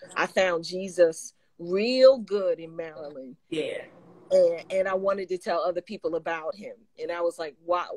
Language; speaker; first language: English; native; English